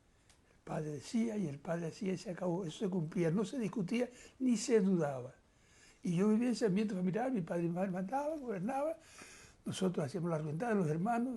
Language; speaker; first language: Spanish; native; Spanish